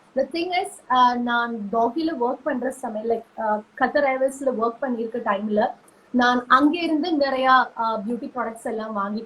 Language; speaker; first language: Tamil; non-native, learner; Malayalam